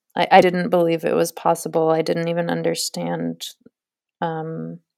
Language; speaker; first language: English; native; English